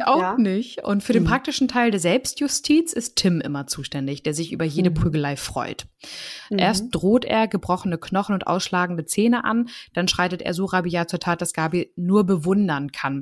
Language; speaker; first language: German; native; German